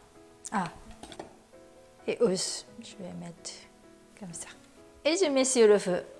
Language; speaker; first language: French; non-native, learner; Japanese